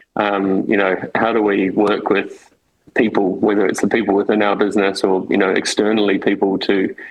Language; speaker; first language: English; native; English